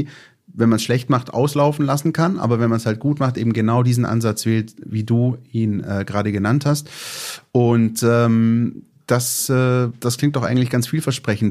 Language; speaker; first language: German; native; German